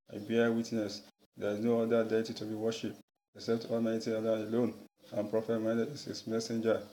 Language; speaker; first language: English; non-native, local second language; Yoruba